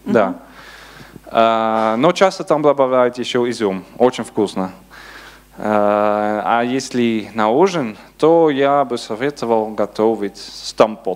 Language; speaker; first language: Russian; non-native, learner; Dutch